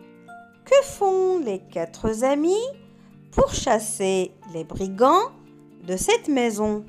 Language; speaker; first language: French; non-native, local second language; Arabic